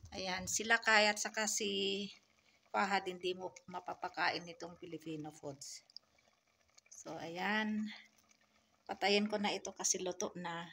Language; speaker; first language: Filipino; non-native, local second language; Iloko